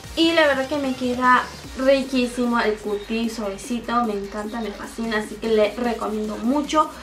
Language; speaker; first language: Spanish; early bilingual, heritage; Japanese